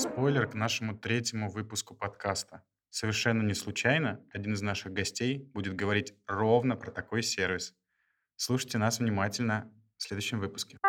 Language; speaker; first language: Russian; native; Russian